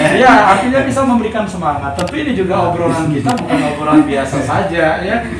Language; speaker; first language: Indonesian; native; Indonesian